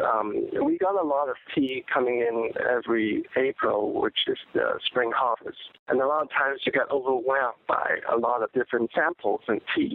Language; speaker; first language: English; non-native, local second language; Cantonese